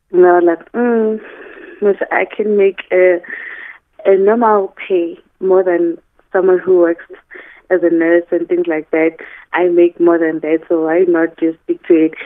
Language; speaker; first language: English; non-native, local second language; Zulu